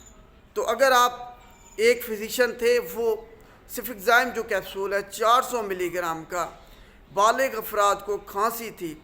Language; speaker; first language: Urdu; non-native, local second language; Punjabi